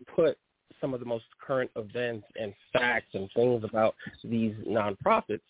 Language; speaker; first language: English; early bilingual, other home language; Haitian Creole